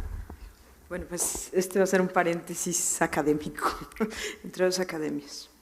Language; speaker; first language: Spanish; native; Spanish